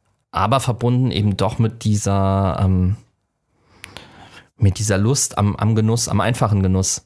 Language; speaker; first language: German; native; German